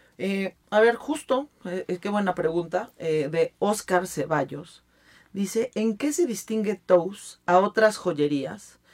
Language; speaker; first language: Spanish; native; Spanish